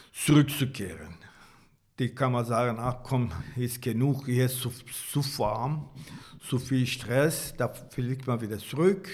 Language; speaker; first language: German; non-native, fluent; Turkish